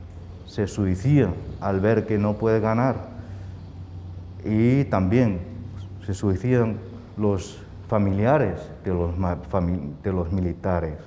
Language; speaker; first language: Spanish; non-native, fluent; Chinese